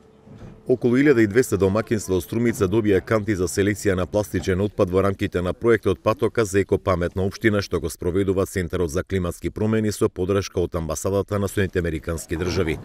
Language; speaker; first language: Macedonian; native; Macedonian